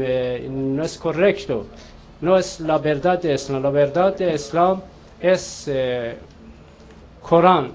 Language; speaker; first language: Spanish; non-native, learner; Persian